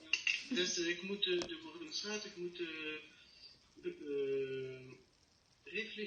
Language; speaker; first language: Dutch; non-native, learner; French